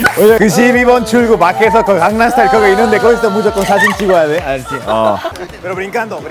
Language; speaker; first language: Korean; non-native, fluent; Spanish